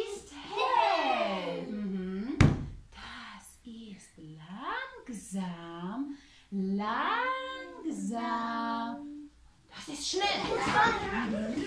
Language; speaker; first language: German; non-native, fluent; Ukrainian